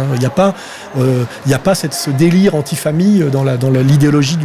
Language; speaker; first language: French; native; French